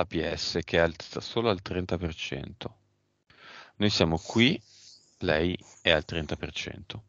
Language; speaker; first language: Italian; native; Italian